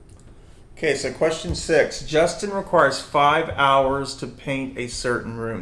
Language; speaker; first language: English; native; English